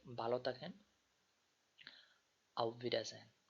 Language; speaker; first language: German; non-native, learner; Bangla